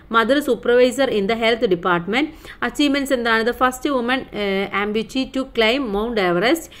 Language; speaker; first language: English; non-native, local second language; Malayalam